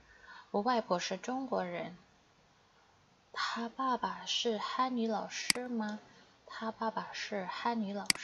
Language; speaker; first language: Chinese; non-native, fluent; Indonesian